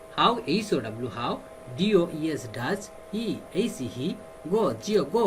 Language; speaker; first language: English; non-native, fluent; Bangla